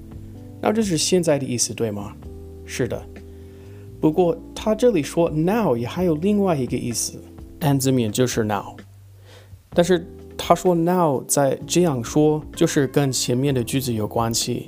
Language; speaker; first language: Chinese; non-native, fluent; English